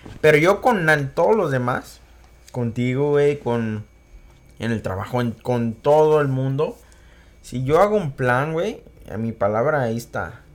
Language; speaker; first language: Spanish; early bilingual, heritage; Spanish